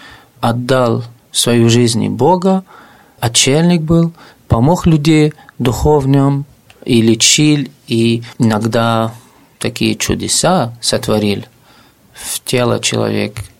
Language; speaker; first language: Russian; non-native, fluent; Arabic